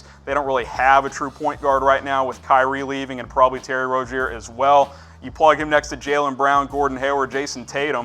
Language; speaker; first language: English; native; English